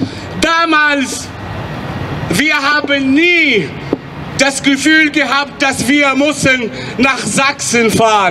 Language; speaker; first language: German; non-native, fluent; Arabic